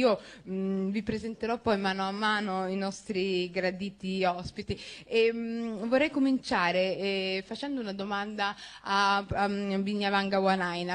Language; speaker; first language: Italian; early bilingual, other home language; Somali